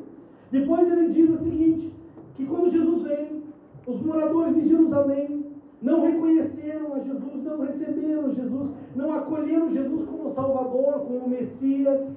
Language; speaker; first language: Portuguese; native; Portuguese